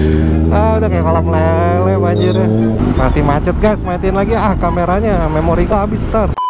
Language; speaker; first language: Indonesian; native; Indonesian